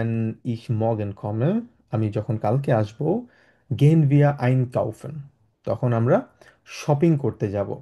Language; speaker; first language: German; non-native, fluent; Bangla